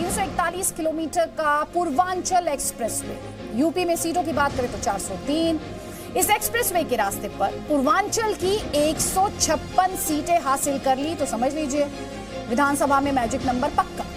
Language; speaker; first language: Hindi; native; Hindi